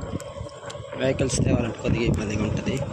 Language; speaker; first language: Telugu; native; Telugu